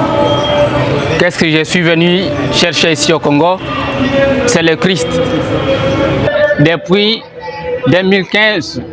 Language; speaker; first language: French; non-native, fluent; Portuguese